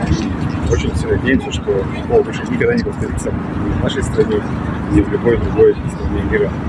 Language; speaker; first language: Russian; native; Russian